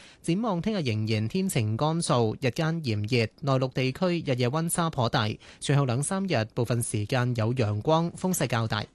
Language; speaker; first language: Chinese; non-native, local second language; Cantonese